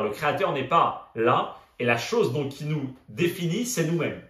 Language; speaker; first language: French; native; French